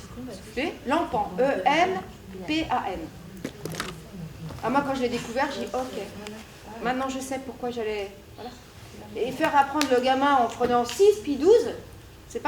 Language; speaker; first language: French; native; French